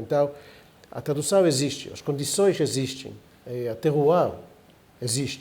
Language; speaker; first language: Portuguese; non-native, fluent; Hebrew